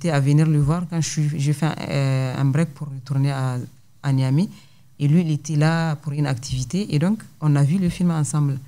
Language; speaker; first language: French; non-native, local second language; Hausa